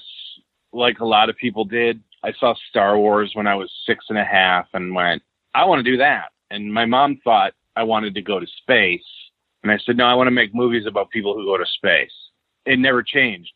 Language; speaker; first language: English; native; English